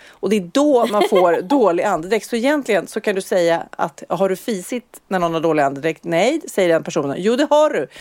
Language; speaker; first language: Swedish; native; Swedish